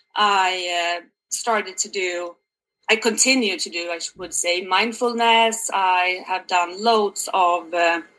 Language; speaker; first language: English; non-native, fluent; Swedish